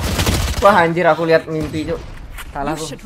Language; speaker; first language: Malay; non-native, local second language; Javanese